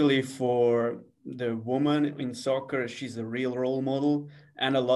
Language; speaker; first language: English; non-native, fluent; Swiss German